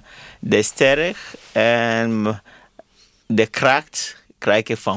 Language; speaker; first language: Dutch; non-native, learner; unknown